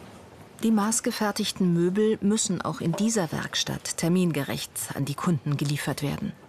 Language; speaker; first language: German; native; German